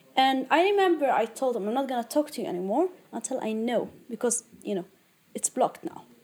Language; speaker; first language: English; non-native, fluent; Arabic